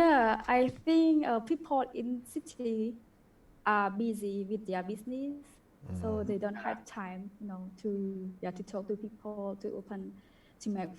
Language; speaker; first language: English; non-native, learner; Khmer